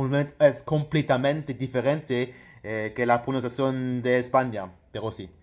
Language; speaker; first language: Spanish; non-native, fluent; Luxembourgish